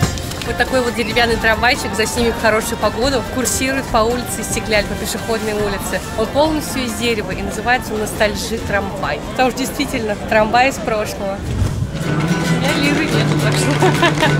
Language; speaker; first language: Russian; native; Russian